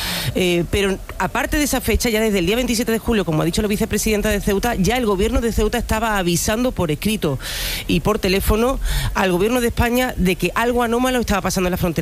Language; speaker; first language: Spanish; native; Spanish